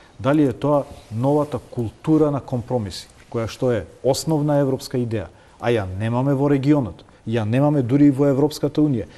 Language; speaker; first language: Macedonian; non-native, local second language; Albanian